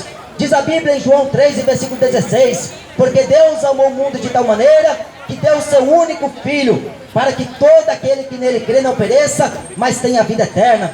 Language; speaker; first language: Portuguese; native; Portuguese